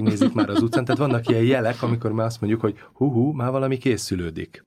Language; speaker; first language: Hungarian; native; Hungarian